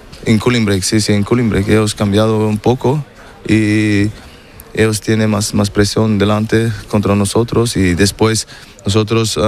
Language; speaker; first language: Spanish; non-native, learner; German